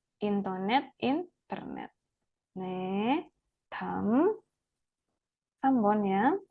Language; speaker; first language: Korean; non-native, fluent; Indonesian